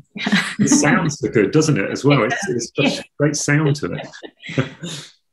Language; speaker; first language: English; native; English